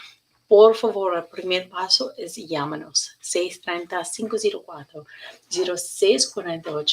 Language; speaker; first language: Spanish; non-native, learner; English